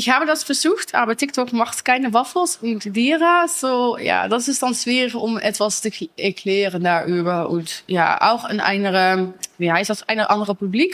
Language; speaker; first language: German; non-native, learner; Dutch